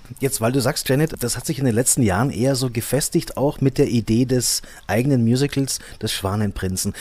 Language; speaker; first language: German; native; German